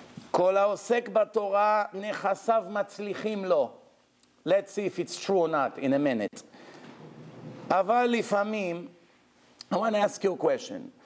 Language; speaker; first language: English; non-native, fluent; Hebrew